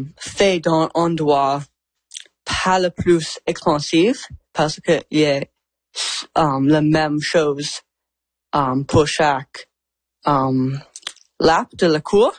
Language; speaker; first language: French; non-native, local second language; English